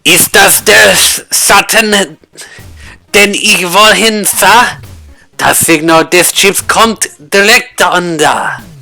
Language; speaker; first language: German; non-native, learner; English